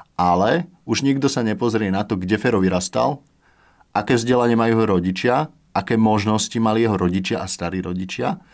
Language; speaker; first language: Slovak; native; Slovak